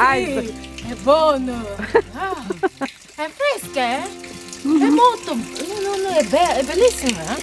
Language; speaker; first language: Italian; non-native, learner; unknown